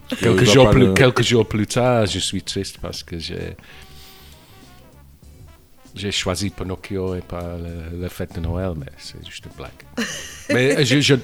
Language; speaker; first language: French; non-native, fluent; English